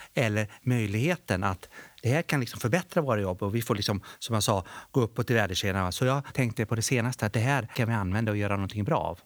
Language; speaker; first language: Swedish; early bilingual, other home language; Bosnian